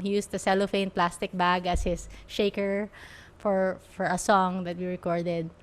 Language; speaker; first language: English; non-native, local second language; Filipino